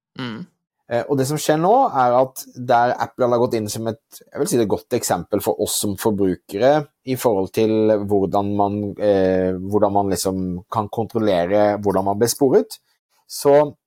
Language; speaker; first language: Norwegian; native; Norwegian